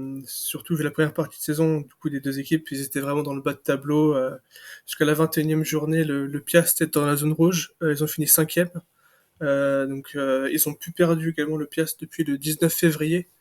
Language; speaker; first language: French; native; French